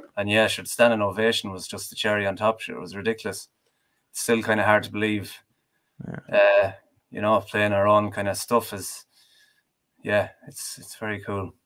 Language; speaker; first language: English; native; English